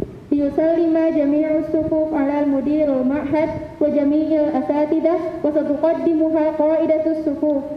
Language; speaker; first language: Arabic; non-native, learner; Indonesian